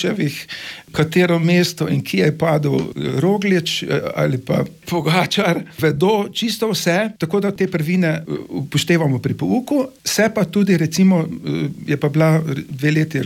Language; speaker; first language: Slovenian; native; Slovenian